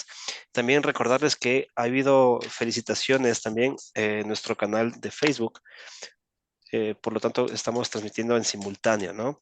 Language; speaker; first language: Spanish; native; Spanish